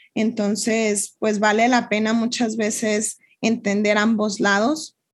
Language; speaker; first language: Spanish; native; Spanish